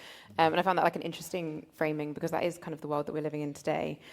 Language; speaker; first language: English; native; English